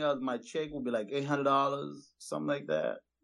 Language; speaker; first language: English; non-native, local second language; Kinyarwanda